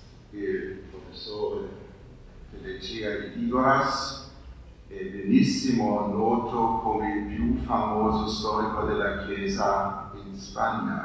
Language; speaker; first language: Italian; non-native, fluent; German